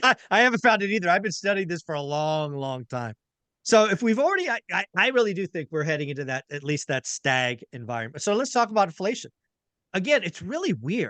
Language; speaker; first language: English; native; English